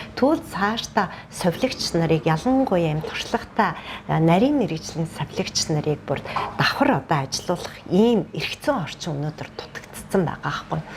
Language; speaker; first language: Mongolian; native; Mongolian